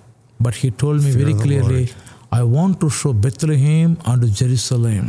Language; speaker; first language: English; non-native, local second language; Telugu